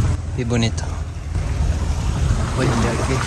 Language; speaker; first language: Spanish; non-native, learner; Portuguese